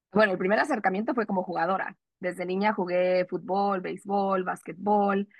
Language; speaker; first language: Spanish; early bilingual, heritage; Spanish